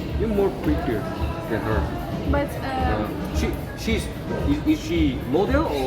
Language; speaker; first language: English; non-native, learner; Korean